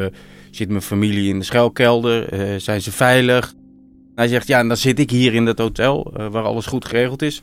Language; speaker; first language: Dutch; native; Dutch